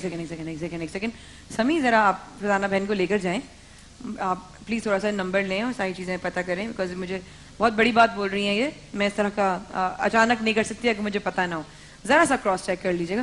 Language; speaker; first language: Urdu; native; Urdu